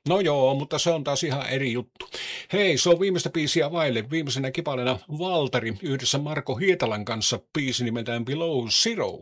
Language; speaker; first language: Finnish; native; Finnish